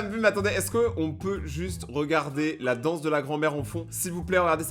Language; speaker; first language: French; native; French